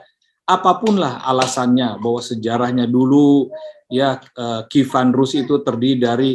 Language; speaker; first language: Indonesian; native; Indonesian